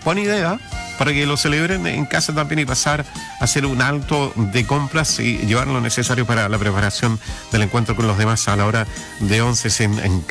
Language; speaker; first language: Spanish; native; Spanish